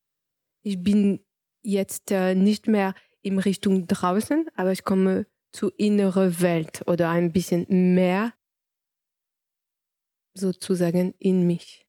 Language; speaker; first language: German; non-native, fluent; French